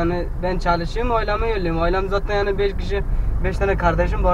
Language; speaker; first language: Turkish; non-native, learner; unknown